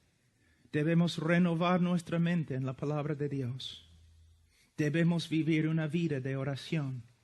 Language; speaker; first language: Spanish; non-native, fluent; English